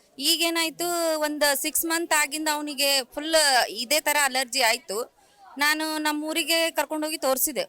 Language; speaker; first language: Kannada; native; Kannada